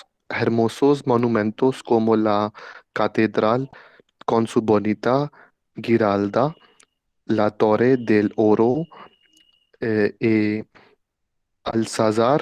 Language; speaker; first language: Spanish; non-native, learner; Hindi